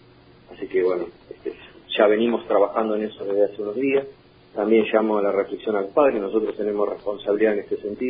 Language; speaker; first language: Spanish; native; Spanish